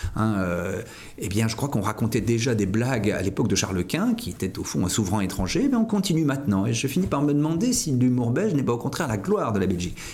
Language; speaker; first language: French; native; French